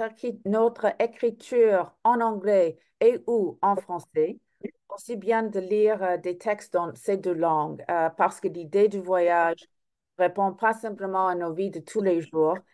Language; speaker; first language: French; non-native, fluent; English